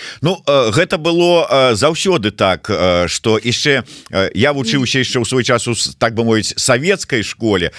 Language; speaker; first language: Belarusian; native; Belarusian